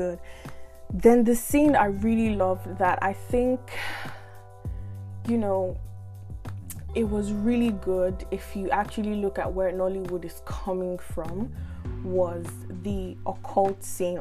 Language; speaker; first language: English; non-native, local second language; Igbo